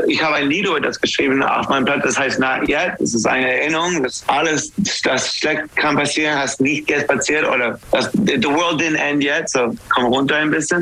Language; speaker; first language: German; non-native, learner; English